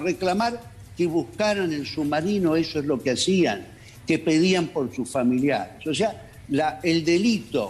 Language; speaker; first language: Spanish; native; Spanish